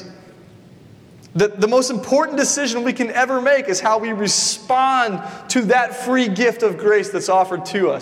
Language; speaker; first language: English; native; English